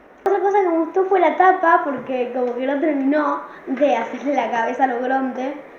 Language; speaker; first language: Spanish; native; Spanish